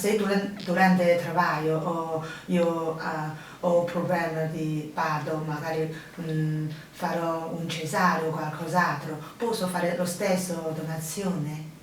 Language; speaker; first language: Italian; non-native, learner; Chinese